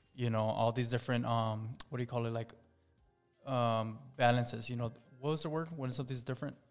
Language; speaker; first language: English; early bilingual, other home language; Spanish